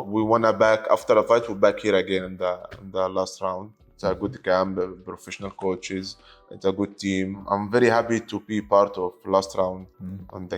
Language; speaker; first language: English; non-native, learner; Arabic